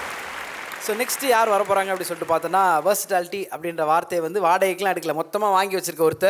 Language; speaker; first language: Tamil; native; Tamil